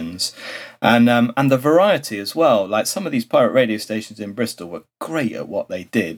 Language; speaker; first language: English; native; English